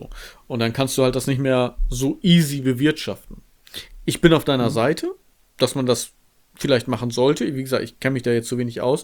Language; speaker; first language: German; native; German